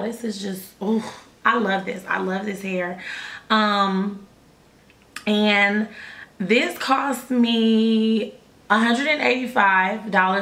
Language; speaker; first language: English; native; English